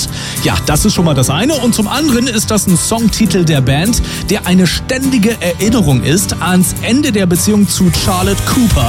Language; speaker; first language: German; native; German